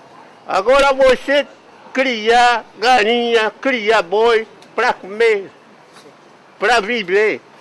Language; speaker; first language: Portuguese; non-native, local second language; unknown